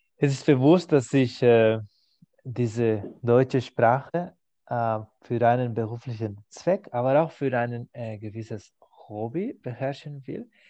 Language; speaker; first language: German; non-native, fluent; Spanish